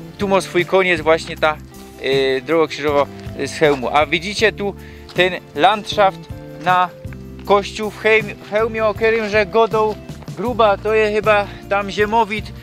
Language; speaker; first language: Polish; native; Polish